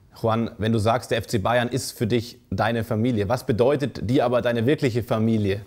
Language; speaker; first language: German; native; German